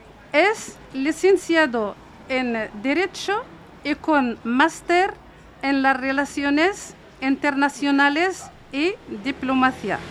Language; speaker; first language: Spanish; non-native, fluent; Arabic